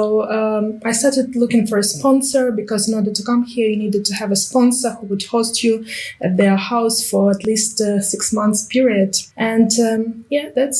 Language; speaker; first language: English; non-native, fluent; Ukrainian